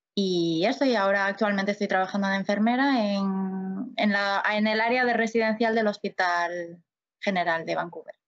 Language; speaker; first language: Spanish; native; Spanish